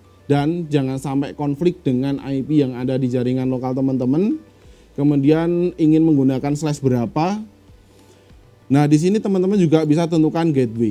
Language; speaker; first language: Indonesian; native; Indonesian